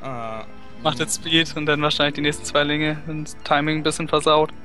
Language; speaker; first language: German; native; German